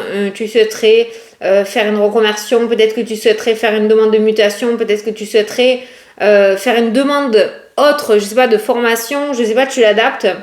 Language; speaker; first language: French; native; French